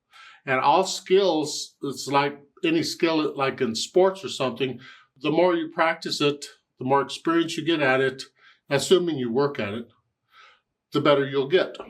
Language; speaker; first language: English; native; English